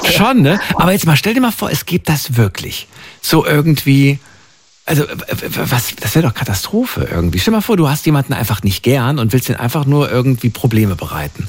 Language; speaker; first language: German; native; German